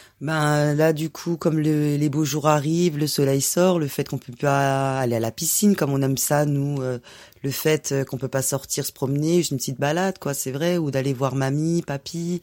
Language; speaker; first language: French; native; French